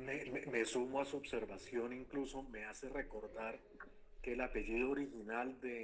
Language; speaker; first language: Spanish; native; Spanish